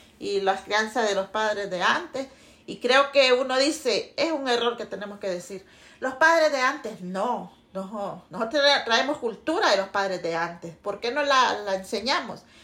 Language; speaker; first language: Spanish; native; Spanish